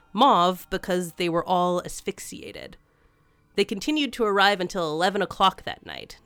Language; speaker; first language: English; native; English